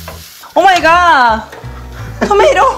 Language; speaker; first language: English; non-native, learner; Korean